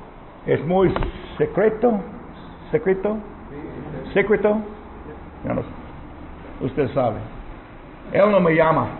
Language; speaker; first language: Spanish; non-native, learner; English